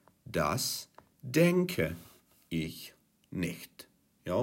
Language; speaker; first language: German; non-native, fluent; Czech